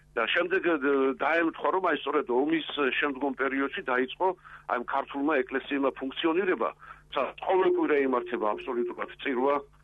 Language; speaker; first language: Georgian; native; Georgian